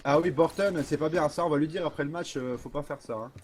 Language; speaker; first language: French; native; French